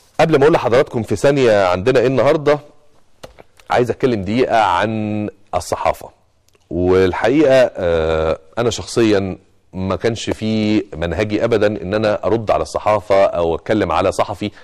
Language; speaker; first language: Arabic; native; Arabic